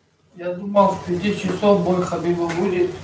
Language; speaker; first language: Russian; non-native, fluent; Tajik